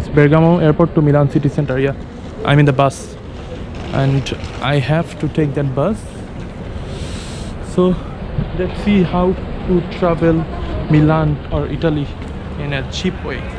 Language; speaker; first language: English; non-native, learner; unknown